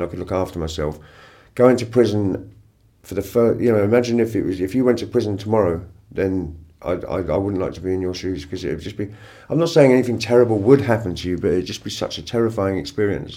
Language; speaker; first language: English; native; English